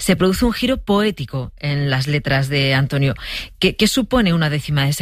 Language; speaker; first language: Spanish; native; Spanish